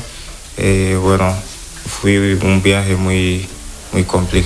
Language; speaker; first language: Spanish; non-native, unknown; Wolof